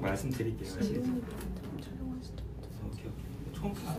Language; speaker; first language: Korean; native; Korean